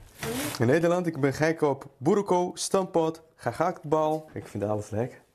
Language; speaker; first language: Dutch; non-native, fluent; Portuguese